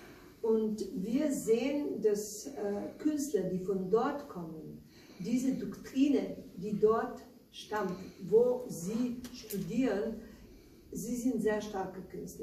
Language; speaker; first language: German; non-native, learner; Slovenian